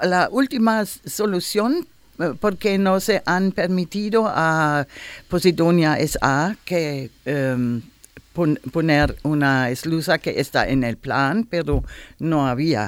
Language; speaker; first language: Spanish; non-native, learner; German